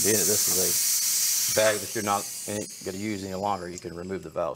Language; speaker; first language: English; native; English